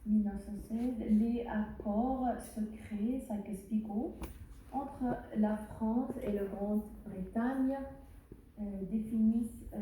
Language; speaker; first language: French; non-native, learner; Arabic